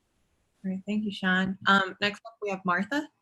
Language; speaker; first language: English; native; English